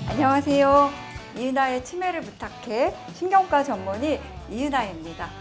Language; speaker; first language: Korean; native; Korean